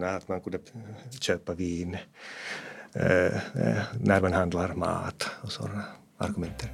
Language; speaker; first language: Swedish; non-native, fluent; Finnish